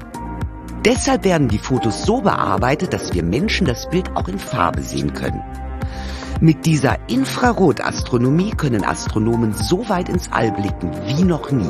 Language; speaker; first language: German; native; German